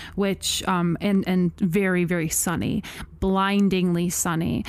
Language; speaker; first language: English; native; English